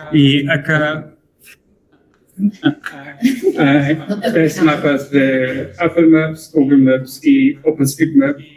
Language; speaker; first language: Spanish; non-native, learner; German